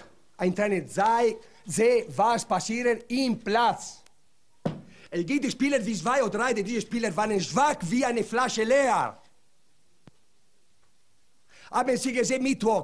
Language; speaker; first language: German; non-native, learner; Italian